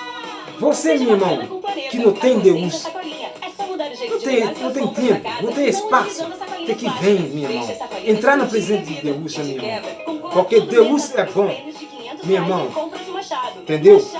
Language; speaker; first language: Portuguese; non-native, learner; Haitian Creole